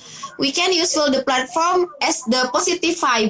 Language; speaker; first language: English; non-native, learner; Indonesian